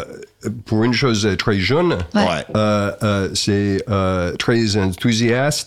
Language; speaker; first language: French; non-native, fluent; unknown